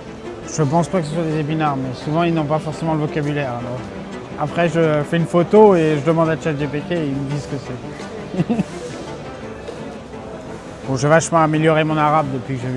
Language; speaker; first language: French; native; French